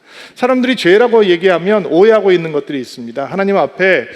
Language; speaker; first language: Korean; native; Korean